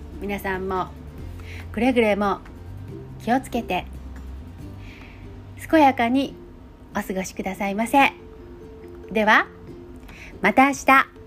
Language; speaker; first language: Japanese; native; Japanese